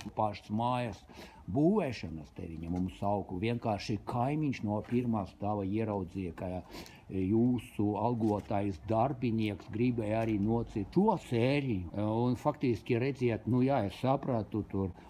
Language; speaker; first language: Latvian; non-native, local second language; Russian